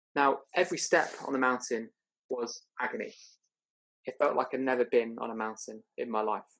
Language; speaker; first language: English; native; English